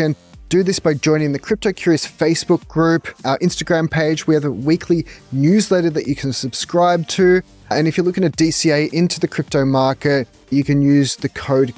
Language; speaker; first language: English; native; English